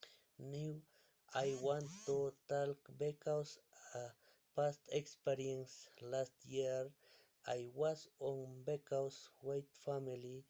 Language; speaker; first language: English; non-native, learner; Spanish